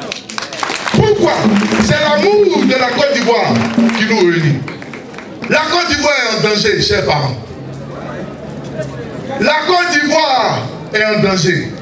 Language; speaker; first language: French; native; French